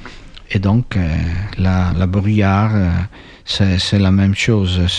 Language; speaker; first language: French; non-native, learner; Italian